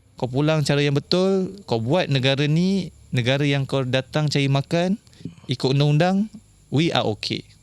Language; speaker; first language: Malay; native; Malay